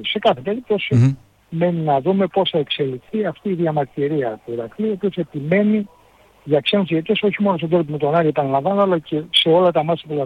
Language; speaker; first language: Greek; native; Greek